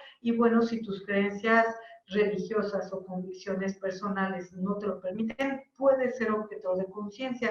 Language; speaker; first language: Spanish; native; Spanish